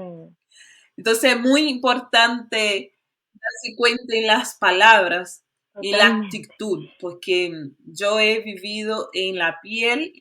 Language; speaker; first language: Spanish; non-native, fluent; Portuguese